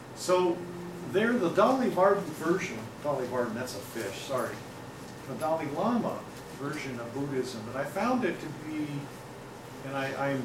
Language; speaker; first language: English; native; English